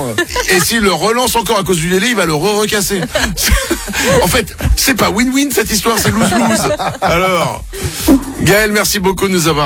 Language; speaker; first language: French; native; French